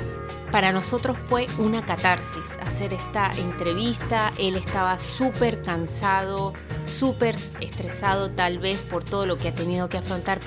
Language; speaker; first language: Spanish; native; Spanish